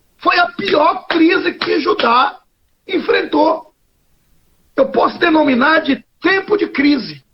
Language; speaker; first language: Portuguese; native; Portuguese